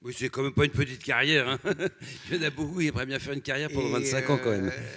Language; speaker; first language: French; native; French